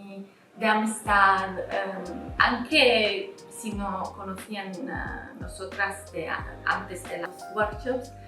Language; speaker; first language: Spanish; non-native, fluent; Italian